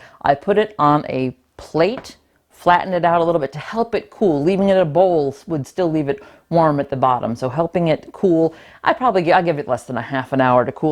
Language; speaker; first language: English; native; English